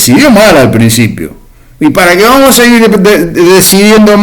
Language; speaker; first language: Spanish; native; Spanish